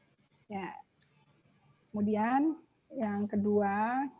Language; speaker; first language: Indonesian; native; Indonesian